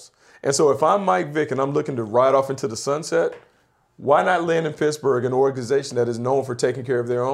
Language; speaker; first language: English; native; English